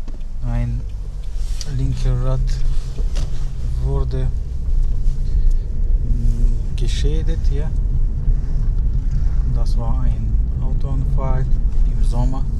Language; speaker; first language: German; non-native, learner; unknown